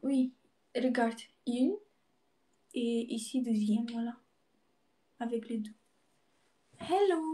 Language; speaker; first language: French; non-native, learner; Russian